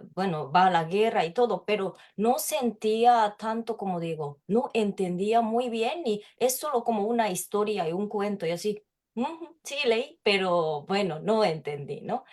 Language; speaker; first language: Spanish; non-native, fluent; Japanese